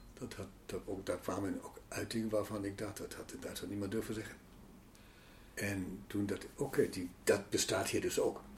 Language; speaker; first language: Dutch; non-native, fluent; German